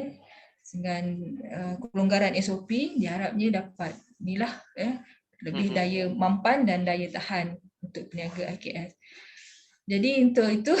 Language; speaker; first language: Malay; native; Malay